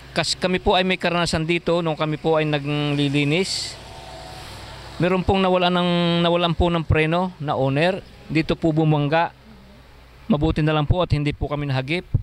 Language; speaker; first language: Filipino; native; Filipino